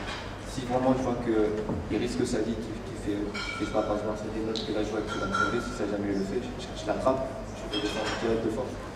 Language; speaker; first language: French; native; French